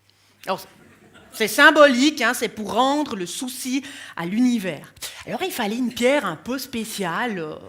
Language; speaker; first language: French; native; French